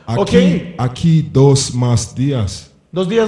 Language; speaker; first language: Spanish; non-native, learner; English